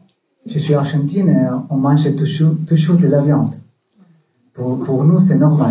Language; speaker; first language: French; non-native, learner; Spanish